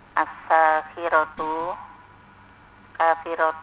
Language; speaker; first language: Arabic; non-native, learner; Indonesian